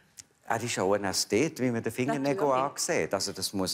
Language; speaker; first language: German; native; German